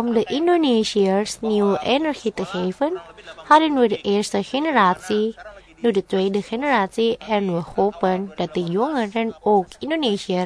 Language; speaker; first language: Dutch; non-native, fluent; Indonesian